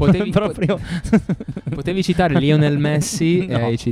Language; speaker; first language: Italian; native; Italian